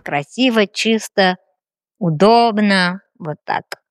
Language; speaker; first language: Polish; non-native, learner; Armenian